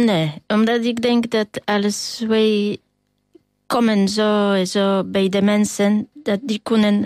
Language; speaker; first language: Dutch; non-native, learner; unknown